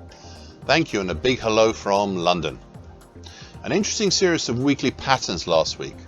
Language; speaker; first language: English; native; English